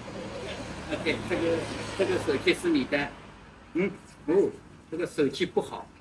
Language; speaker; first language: Chinese; native; Chinese